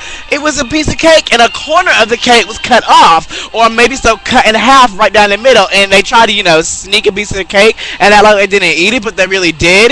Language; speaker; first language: English; native; English